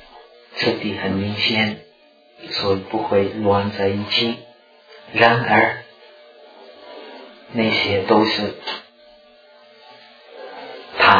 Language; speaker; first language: Chinese; non-native, fluent; Czech